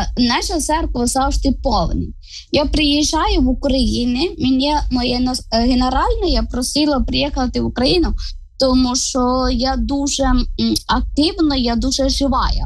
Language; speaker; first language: Ukrainian; non-native, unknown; Malayalam